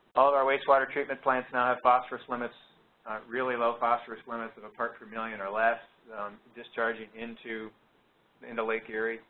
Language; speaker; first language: English; native; English